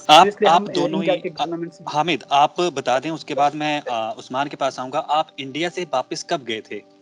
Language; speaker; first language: Hindi; native; Hindi